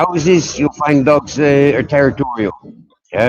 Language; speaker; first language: English; native; English